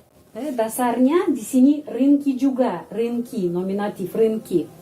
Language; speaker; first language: Indonesian; non-native, fluent; Russian